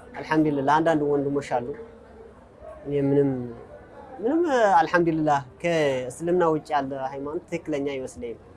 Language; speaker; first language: Amharic; non-native, local second language; Tigrinya